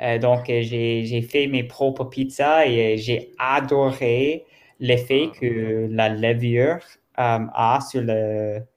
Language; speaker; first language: French; non-native, learner; German